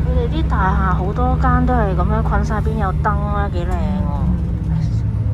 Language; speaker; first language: Chinese; native; Chinese